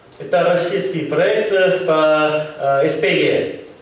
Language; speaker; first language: Russian; non-native, learner; Japanese